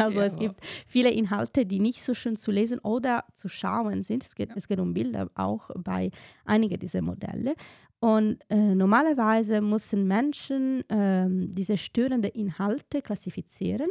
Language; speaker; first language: German; non-native, fluent; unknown